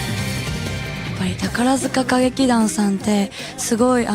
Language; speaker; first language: Japanese; native; Japanese